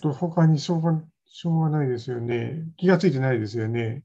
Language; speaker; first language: Japanese; native; Japanese